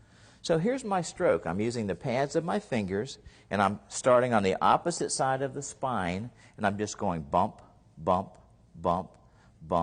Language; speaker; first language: English; native; English